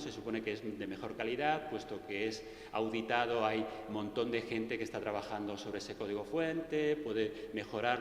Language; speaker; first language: Spanish; native; Spanish